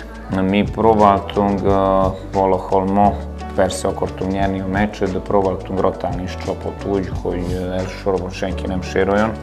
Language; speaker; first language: Hungarian; non-native, fluent; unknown